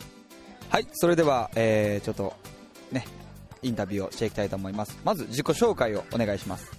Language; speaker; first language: Japanese; native; Japanese